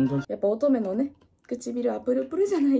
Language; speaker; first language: Japanese; native; Japanese